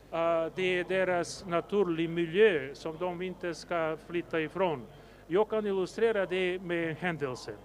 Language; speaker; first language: Swedish; non-native, fluent; Macedonian